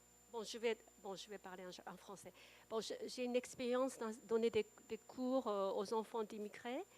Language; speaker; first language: French; non-native, fluent; Japanese